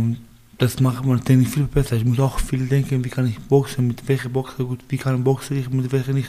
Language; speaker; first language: German; non-native, learner; Baluchi